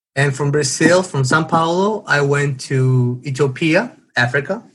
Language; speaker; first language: English; non-native, fluent; Spanish